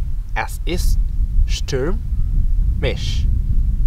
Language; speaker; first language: German; non-native, fluent; Indonesian